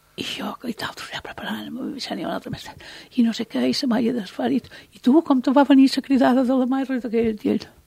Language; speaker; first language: Catalan; native; Catalan